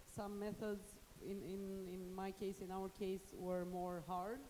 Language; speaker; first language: English; non-native, fluent; Romanian